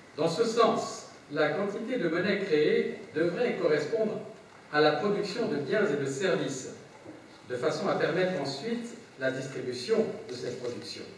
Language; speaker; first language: French; native; French